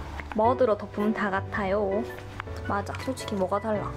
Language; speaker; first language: Korean; native; Korean